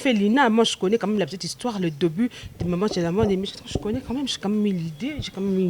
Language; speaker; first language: French; non-native, local second language; Lingala